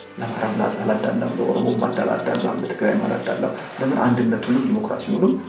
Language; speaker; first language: Amharic; native; Amharic